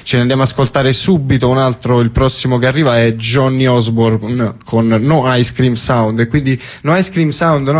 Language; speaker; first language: Italian; native; Italian